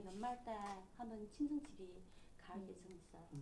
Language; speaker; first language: Korean; non-native, learner; Chinese